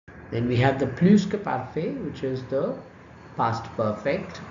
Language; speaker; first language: English; non-native, local second language; Tamil